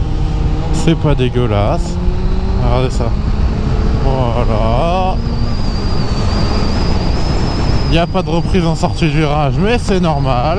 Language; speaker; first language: French; native; French